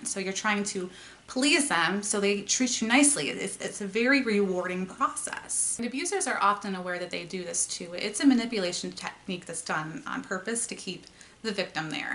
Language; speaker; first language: English; native; English